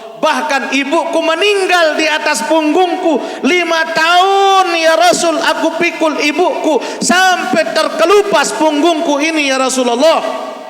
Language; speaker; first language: Malay; non-native, local second language; Sasak